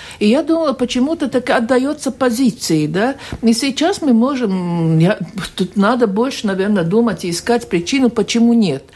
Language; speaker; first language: Russian; non-native, local second language; Latvian